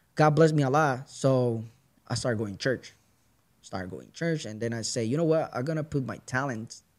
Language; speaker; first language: English; non-native, learner; Spanish